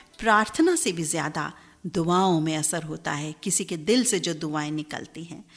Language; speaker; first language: Hindi; native; Hindi